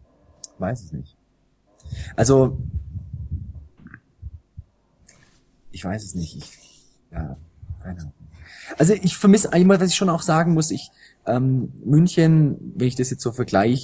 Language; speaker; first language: German; native; German